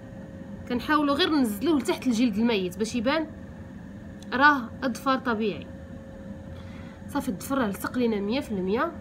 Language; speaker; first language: Arabic; native; Arabic